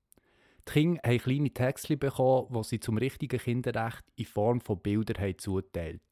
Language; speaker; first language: German; native; German